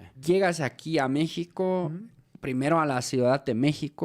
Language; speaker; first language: Spanish; native; Spanish